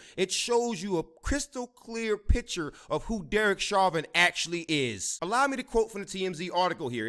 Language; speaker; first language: English; native; English